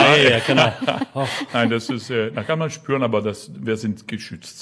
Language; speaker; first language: German; non-native, learner; French